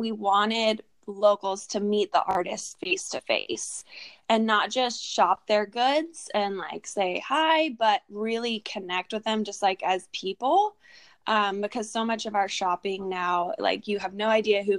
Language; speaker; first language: English; native; English